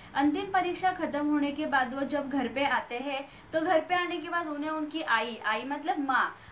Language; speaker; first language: Hindi; non-native, local second language; Marathi